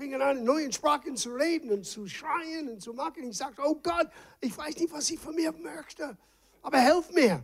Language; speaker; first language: German; non-native, fluent; English